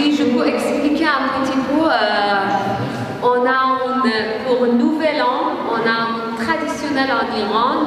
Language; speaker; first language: French; non-native, learner; Persian